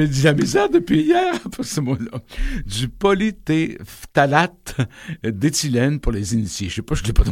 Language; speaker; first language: French; native; French